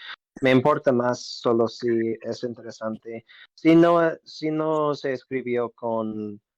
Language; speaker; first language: Spanish; non-native, learner; English